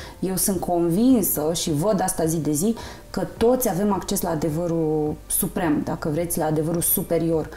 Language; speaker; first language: Romanian; native; Romanian